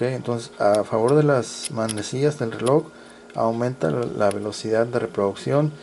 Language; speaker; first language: Spanish; native; Spanish